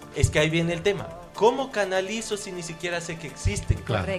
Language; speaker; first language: Spanish; native; Spanish